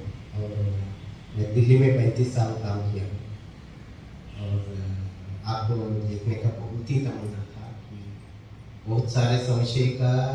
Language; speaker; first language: Hindi; non-native, local second language; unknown